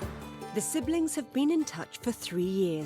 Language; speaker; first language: English; native; English